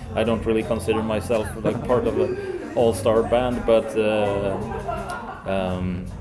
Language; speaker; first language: English; early bilingual, other home language; Swedish